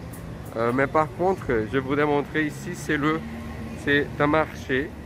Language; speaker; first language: French; non-native, fluent; Portuguese